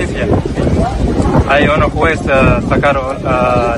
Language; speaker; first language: Spanish; non-native, learner; Arabic